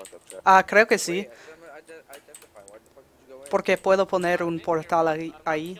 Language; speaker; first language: Spanish; non-native, learner; English